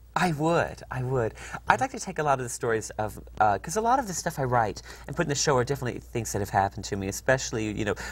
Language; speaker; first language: English; native; English